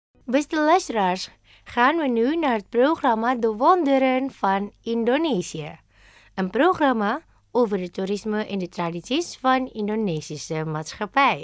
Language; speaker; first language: Dutch; non-native, learner; Indonesian